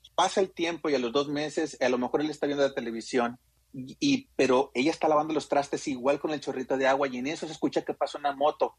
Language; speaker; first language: Spanish; native; Spanish